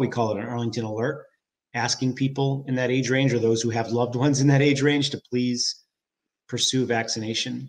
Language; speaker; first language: English; native; English